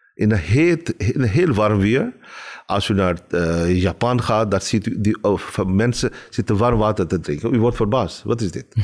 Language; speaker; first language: Dutch; non-native, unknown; Urdu